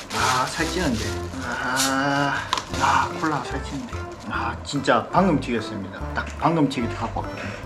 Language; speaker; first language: Korean; native; Korean